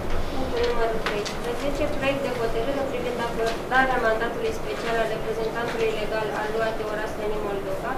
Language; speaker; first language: Romanian; native; Romanian